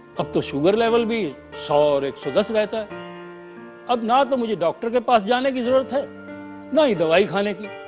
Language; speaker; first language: Hindi; native; Hindi